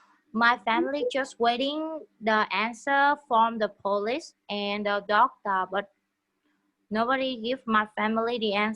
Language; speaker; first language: English; non-native, learner; Vietnamese